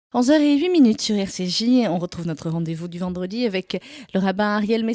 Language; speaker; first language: French; native; French